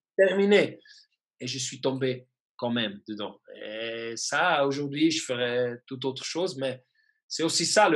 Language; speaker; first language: French; non-native, fluent; German